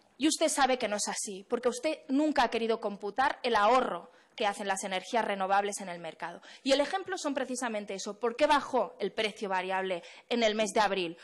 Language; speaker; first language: Spanish; non-native, local second language; Catalan